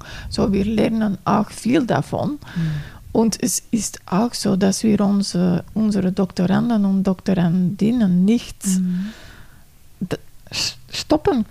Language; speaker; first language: German; non-native, fluent; Dutch